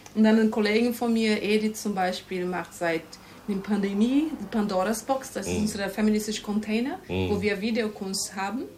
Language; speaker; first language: German; non-native, fluent; Portuguese